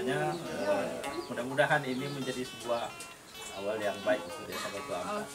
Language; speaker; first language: Indonesian; native; Indonesian